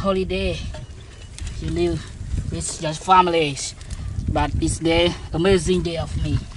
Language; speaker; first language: English; non-native, learner; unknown